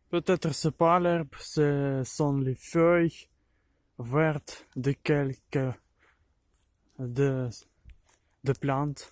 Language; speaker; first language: French; non-native, learner; Ukrainian